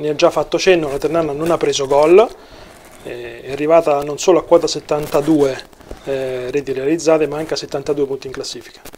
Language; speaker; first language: Italian; native; Italian